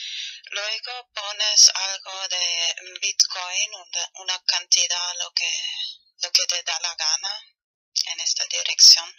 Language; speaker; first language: Spanish; non-native, learner; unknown